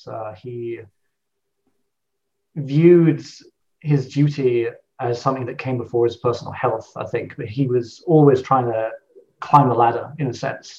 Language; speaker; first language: English; native; English